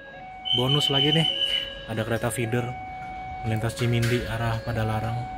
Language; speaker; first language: Indonesian; native; Indonesian